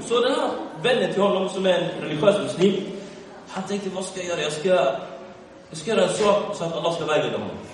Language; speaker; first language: Swedish; early bilingual, other home language; Arabic